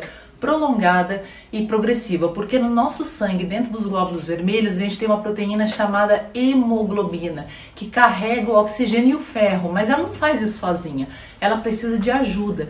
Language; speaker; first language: Portuguese; native; Portuguese